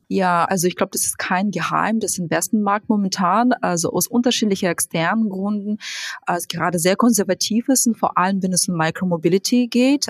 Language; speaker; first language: German; non-native, fluent; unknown